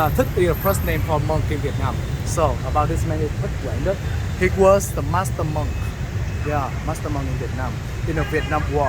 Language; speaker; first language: English; non-native, learner; Vietnamese